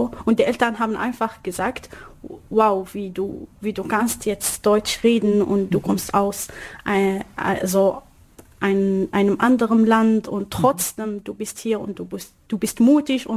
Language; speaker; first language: German; non-native, learner; Arabic